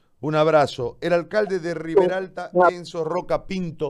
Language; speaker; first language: Spanish; native; Spanish